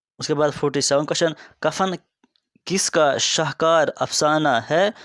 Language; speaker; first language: Urdu; non-native, local second language; Kashmiri